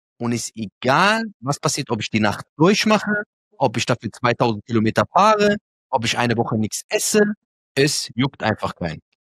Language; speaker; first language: German; early bilingual, other home language; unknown